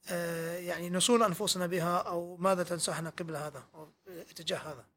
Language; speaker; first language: Arabic; non-native, fluent; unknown